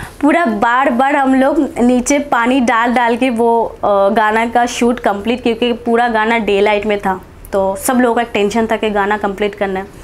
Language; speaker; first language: Hindi; non-native, local second language; Bangla